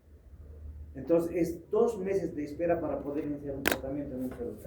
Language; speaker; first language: Spanish; native; Spanish